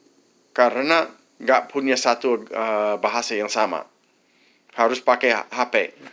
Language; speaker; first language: Indonesian; non-native, fluent; English